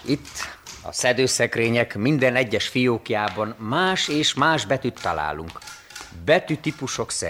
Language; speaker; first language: Hungarian; native; Hungarian